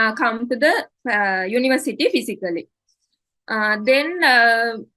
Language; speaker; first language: English; non-native, local second language; Sinhala